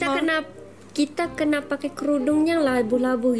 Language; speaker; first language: Indonesian; non-native, learner; Malay